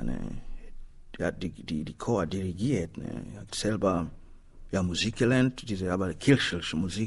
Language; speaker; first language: German; non-native, learner; Swahili